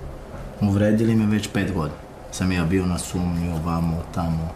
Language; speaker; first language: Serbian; non-native, local second language; Romany